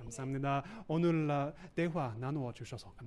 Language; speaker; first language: Korean; non-native, learner; English